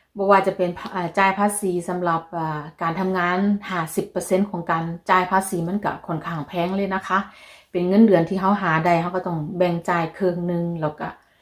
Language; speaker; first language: Thai; native; Thai